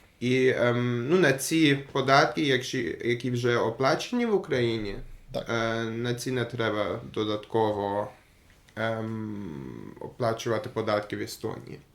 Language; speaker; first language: Ukrainian; non-native, fluent; German